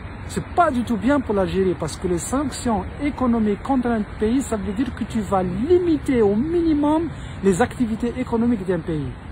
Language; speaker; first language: French; non-native, local second language; Arabic